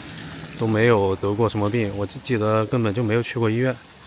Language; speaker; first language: Chinese; native; Chinese